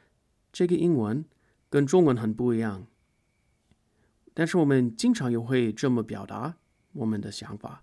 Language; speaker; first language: Chinese; non-native, fluent; English